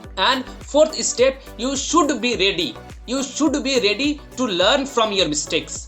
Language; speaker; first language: English; non-native, local second language; Bangla